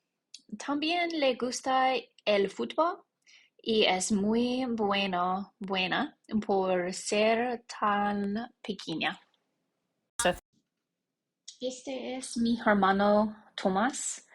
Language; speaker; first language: Spanish; non-native, learner; English